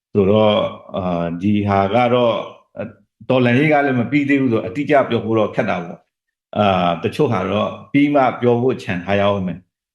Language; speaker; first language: Burmese; native; Burmese